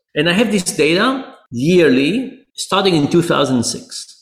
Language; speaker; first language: English; non-native, fluent; Hebrew